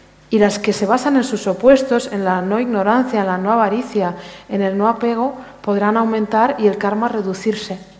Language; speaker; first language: Spanish; native; Spanish